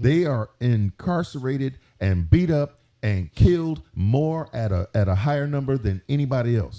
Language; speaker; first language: English; native; English